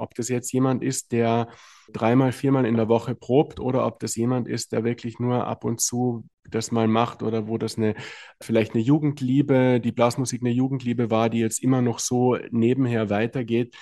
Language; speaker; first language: German; native; German